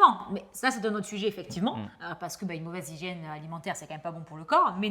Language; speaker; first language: French; native; French